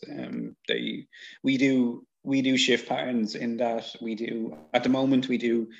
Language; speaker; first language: English; native; English